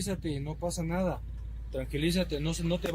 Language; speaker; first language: Spanish; native; Spanish